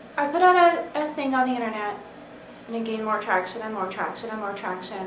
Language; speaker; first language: English; native; English